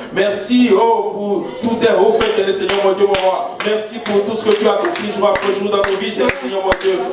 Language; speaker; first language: French; non-native, local second language; Haitian Creole